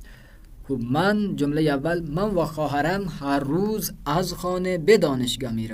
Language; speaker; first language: Persian; non-native, fluent; Urdu